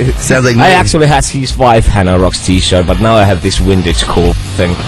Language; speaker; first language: English; non-native, fluent; Finnish